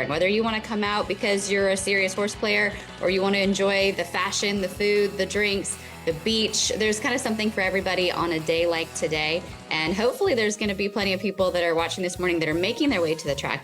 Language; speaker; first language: English; native; English